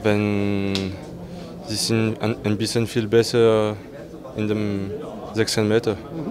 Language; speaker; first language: German; non-native, learner; French